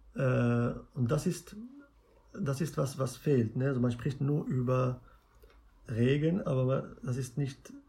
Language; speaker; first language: German; non-native, fluent; Arabic